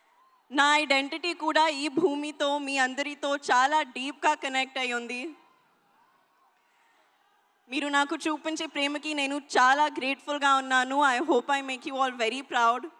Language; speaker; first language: Telugu; non-native, local second language; Hindi